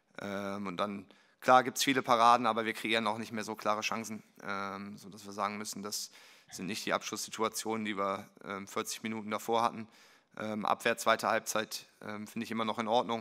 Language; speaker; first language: German; native; German